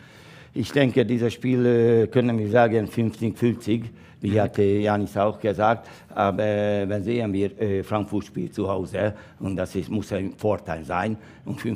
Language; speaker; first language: German; non-native, learner; Hungarian